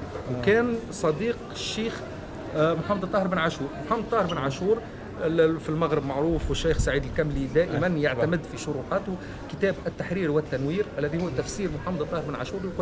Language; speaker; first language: Arabic; native; Arabic